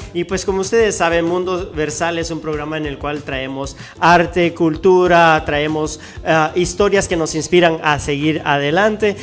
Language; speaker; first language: Spanish; native; Spanish